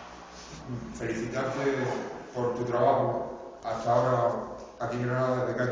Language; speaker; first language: Spanish; native; Spanish